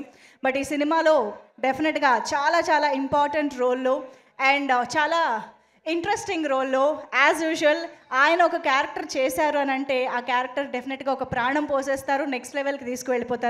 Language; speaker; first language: Telugu; native; Telugu